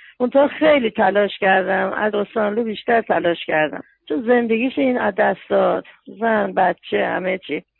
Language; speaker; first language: Persian; native; Persian